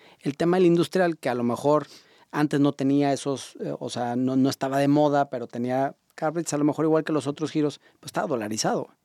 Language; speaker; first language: Spanish; native; Spanish